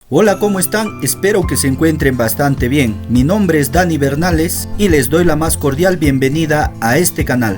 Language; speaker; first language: Spanish; native; Spanish